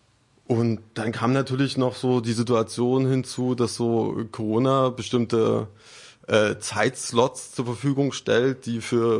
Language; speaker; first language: German; native; German